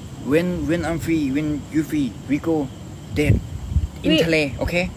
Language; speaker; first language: English; non-native, learner; Thai